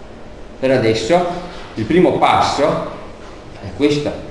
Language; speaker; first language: Italian; native; Italian